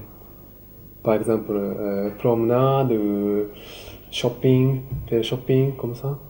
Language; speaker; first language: French; non-native, learner; Japanese